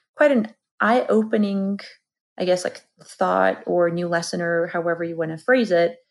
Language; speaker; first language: English; non-native, fluent; Georgian